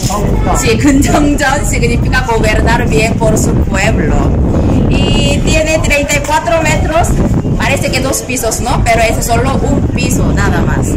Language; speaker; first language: Spanish; non-native, learner; Korean